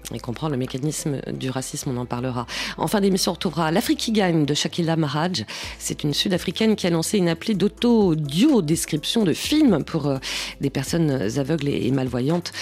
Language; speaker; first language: French; native; French